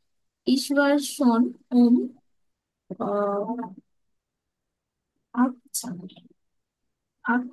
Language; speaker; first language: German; non-native, learner; Bangla